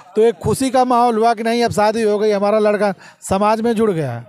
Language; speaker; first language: Hindi; native; Hindi